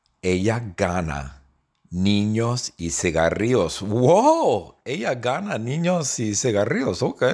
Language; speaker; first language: Spanish; non-native, fluent; English